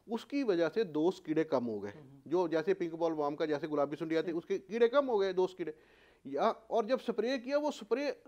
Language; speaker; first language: Urdu; non-native, local second language; Punjabi